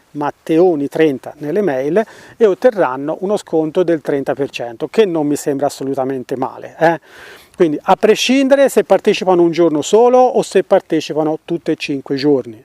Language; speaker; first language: Italian; native; Italian